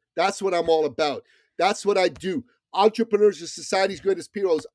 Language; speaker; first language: English; early bilingual, other home language; Persian